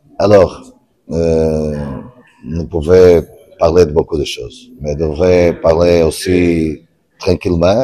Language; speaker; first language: French; non-native, learner; Portuguese